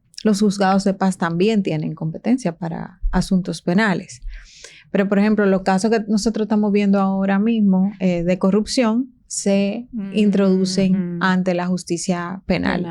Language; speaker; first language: Spanish; native; Spanish